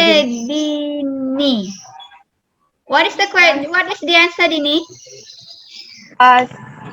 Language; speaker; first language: English; non-native, fluent; Indonesian